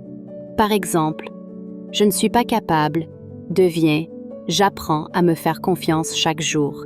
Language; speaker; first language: French; native; French